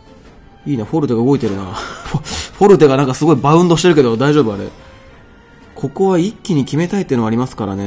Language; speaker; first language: Japanese; native; Japanese